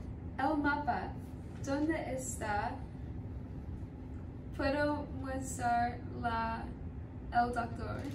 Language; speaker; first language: Spanish; non-native, learner; English